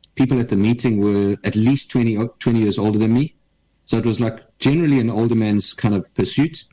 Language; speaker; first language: English; native; English